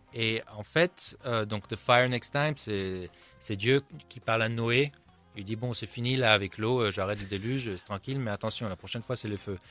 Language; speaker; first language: French; non-native, fluent; Hebrew